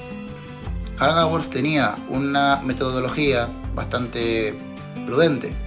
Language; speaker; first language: Spanish; native; Spanish